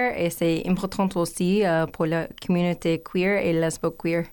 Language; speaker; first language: French; non-native, learner; English